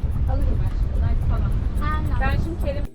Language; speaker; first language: Turkish; native; Turkish